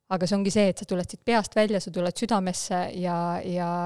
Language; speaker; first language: Estonian; non-native, local second language; Russian